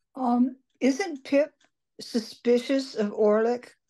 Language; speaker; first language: English; native; English